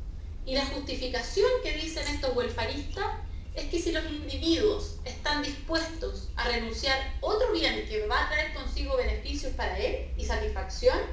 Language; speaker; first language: Spanish; native; Spanish